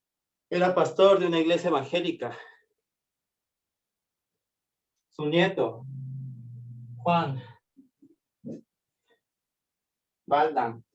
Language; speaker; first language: Spanish; native; Spanish